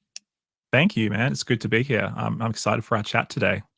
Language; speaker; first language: English; native; English